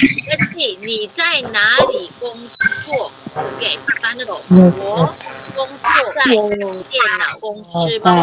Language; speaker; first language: Chinese; non-native, fluent; Filipino